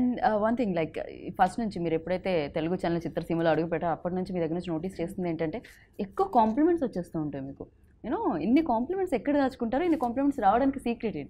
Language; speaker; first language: Telugu; native; Telugu